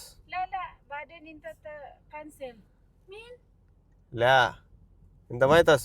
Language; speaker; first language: Arabic; non-native, learner; Telugu